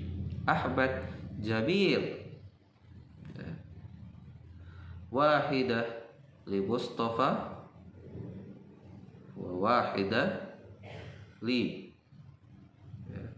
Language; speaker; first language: Arabic; non-native, fluent; Indonesian